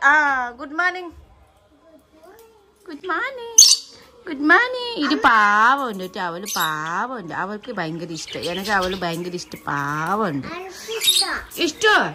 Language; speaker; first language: Malayalam; non-native, learner; Nepali